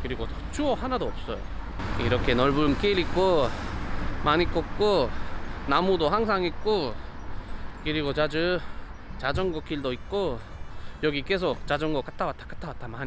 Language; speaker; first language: Korean; non-native, learner; Spanish